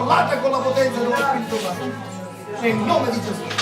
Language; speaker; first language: Italian; native; Italian